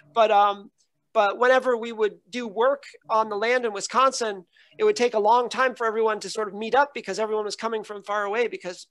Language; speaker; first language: English; native; English